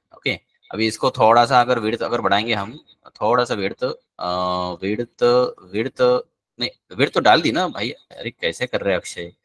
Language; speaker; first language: Hindi; non-native, local second language; Marathi